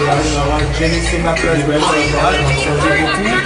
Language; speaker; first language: French; non-native, learner; Spanish